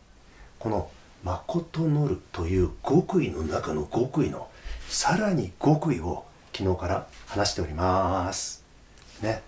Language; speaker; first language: Japanese; native; Japanese